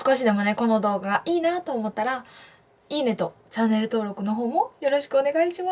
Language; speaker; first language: Japanese; native; Japanese